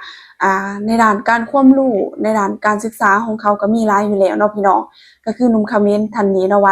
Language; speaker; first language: Thai; non-native, local second language; Lao